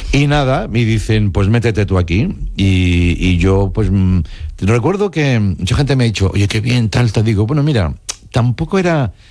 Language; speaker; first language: Spanish; non-native, local second language; Catalan